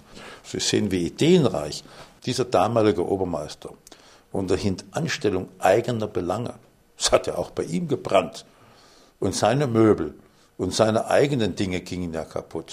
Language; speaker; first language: German; native; German